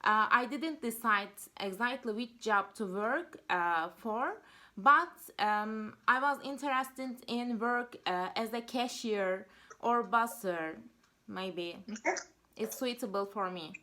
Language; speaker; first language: English; non-native, learner; Turkish